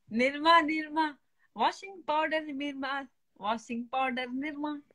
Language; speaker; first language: Tamil; non-native, local second language; Assamese